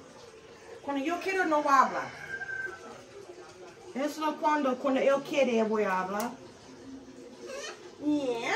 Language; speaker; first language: Spanish; non-native, learner; English